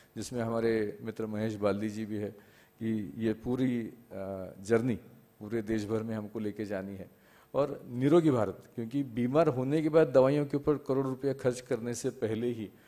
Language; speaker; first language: Hindi; non-native, local second language; Marathi